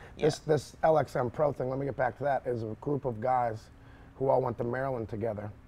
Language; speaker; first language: English; native; English